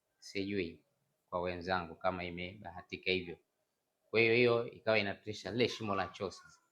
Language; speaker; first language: Swahili; non-native, local second language; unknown